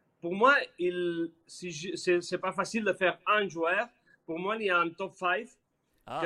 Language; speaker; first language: French; non-native, learner; Spanish